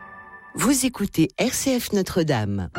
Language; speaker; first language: French; native; French